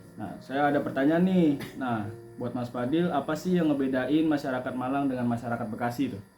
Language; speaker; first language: Indonesian; native; Indonesian